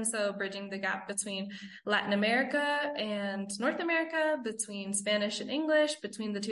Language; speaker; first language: English; native; English